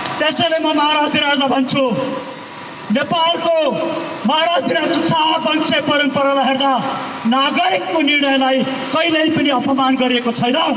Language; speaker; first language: Nepali; native; Nepali